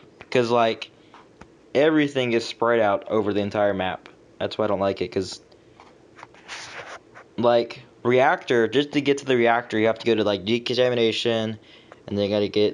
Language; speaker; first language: English; native; English